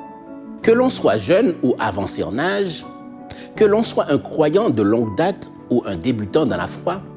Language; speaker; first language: French; native; French